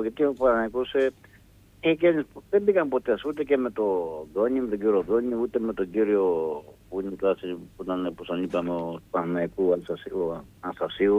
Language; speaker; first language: Greek; native; Greek